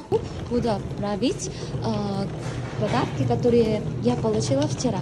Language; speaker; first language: Russian; non-native, learner; Korean